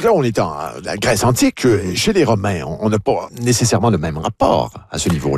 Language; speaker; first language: French; native; French